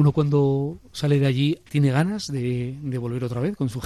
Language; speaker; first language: Spanish; native; Spanish